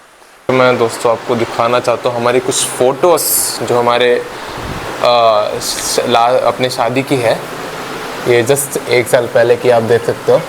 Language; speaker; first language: Hindi; native; Hindi